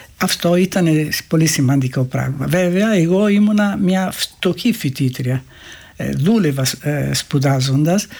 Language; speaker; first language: Greek; non-native, fluent; Italian